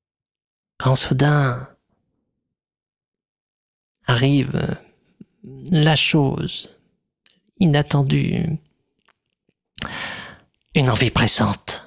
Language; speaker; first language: French; native; French